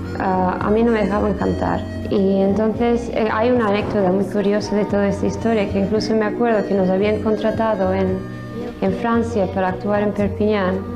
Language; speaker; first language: Spanish; early bilingual, other home language; English